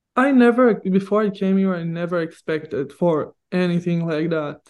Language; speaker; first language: English; non-native, fluent; Hebrew